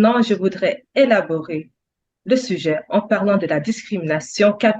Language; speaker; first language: French; non-native, fluent; English